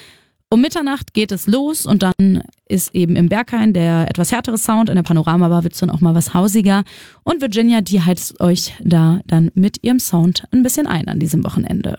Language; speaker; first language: German; native; German